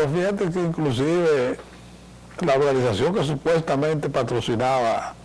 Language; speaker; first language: Spanish; native; Spanish